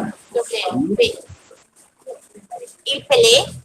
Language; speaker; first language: French; non-native, learner; Spanish